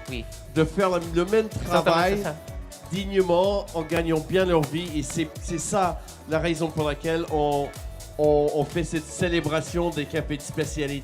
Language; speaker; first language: French; native; French